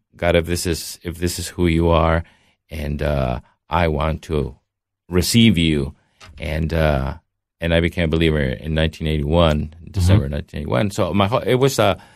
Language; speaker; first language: English; early bilingual, heritage; Spanish